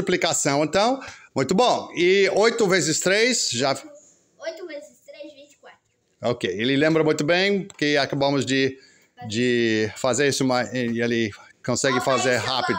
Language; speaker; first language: Portuguese; non-native, fluent; English